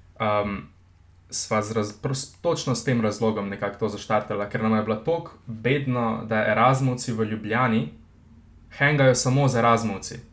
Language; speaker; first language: Slovenian; native; Slovenian